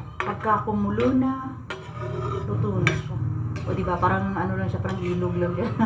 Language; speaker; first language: Filipino; non-native, local second language; Cebuano